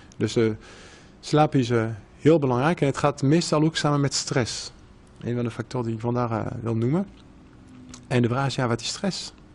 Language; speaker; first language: Dutch; non-native, fluent; French